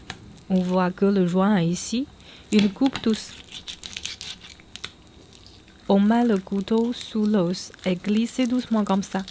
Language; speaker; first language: French; non-native, fluent; Chinese